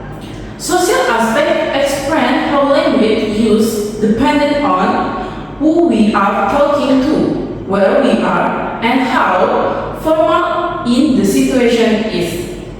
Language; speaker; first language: English; non-native, learner; Indonesian